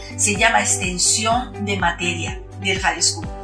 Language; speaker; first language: Spanish; native; Spanish